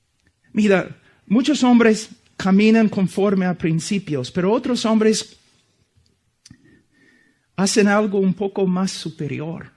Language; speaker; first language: Spanish; non-native, fluent; English